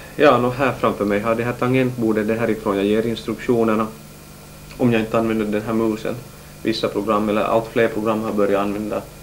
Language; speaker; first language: Swedish; native; Swedish